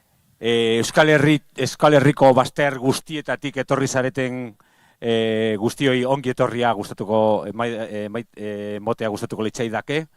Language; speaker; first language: Basque; non-native, local second language; Spanish